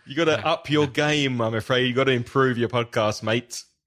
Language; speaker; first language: English; native; English